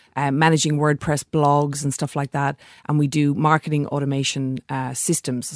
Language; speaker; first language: English; native; English